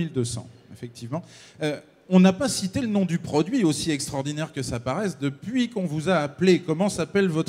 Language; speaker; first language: French; native; French